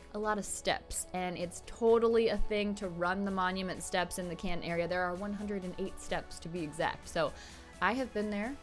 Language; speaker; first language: English; native; English